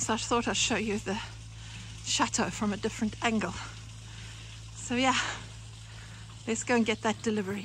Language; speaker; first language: English; native; English